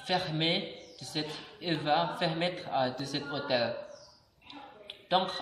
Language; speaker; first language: French; non-native, learner; Indonesian